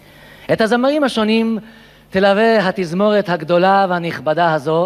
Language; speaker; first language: Hebrew; native; Hebrew